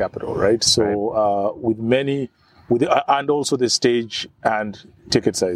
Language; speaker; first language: English; non-native, local second language; Ganda